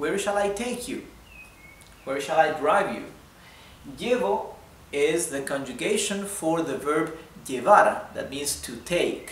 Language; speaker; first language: English; non-native, fluent; Spanish